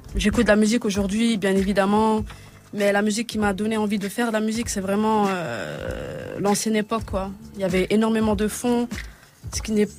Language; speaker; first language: French; native; French